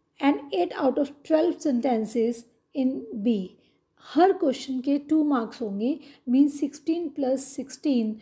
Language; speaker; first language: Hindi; non-native, local second language; Punjabi